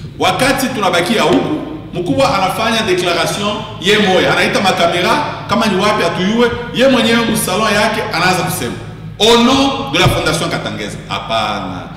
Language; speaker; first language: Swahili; native; Swahili